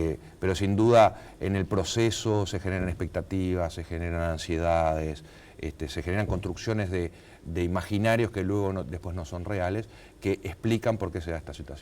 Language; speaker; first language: Spanish; native; Spanish